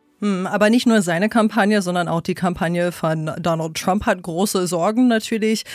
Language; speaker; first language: German; non-native, fluent; English